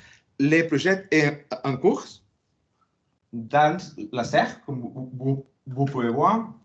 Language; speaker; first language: French; non-native, fluent; Spanish